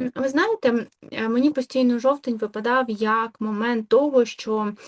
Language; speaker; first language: Ukrainian; native; Ukrainian